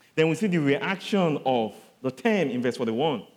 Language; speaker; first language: English; non-native, local second language; Yoruba